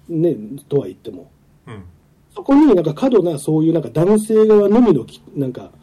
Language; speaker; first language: Japanese; native; Japanese